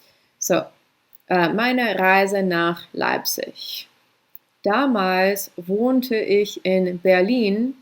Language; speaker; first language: German; non-native, fluent; English